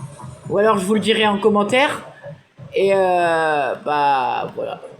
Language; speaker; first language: French; native; French